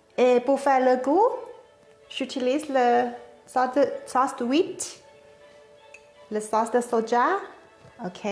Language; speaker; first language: French; non-native, learner; Thai